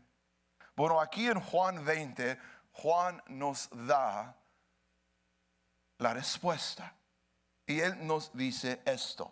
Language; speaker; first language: Spanish; early bilingual, heritage; Spanish